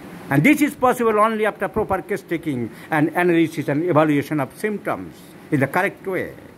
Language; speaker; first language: English; non-native, local second language; Bangla